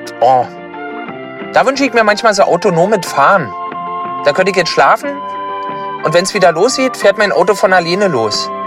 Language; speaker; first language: German; native; German